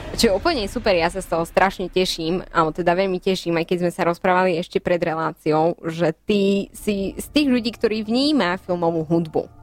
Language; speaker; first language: Slovak; native; Slovak